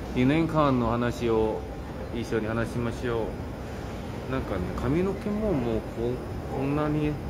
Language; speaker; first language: Japanese; non-native, fluent; Korean